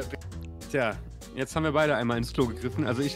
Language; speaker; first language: German; native; German